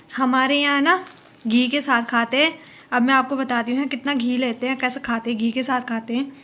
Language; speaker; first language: Hindi; non-native, local second language; Garhwali